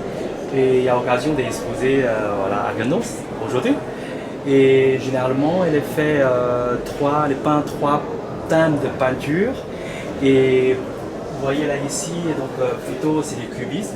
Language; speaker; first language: French; non-native, learner; Chinese